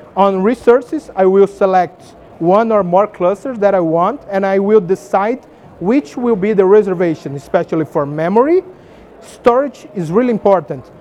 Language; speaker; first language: English; non-native, fluent; Portuguese